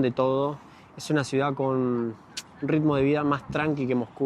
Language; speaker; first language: Spanish; native; Spanish